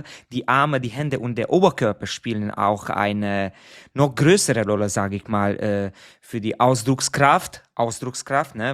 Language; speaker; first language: German; non-native, fluent; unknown